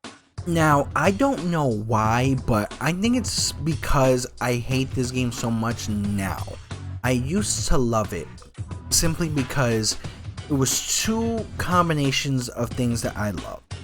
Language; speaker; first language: English; native; English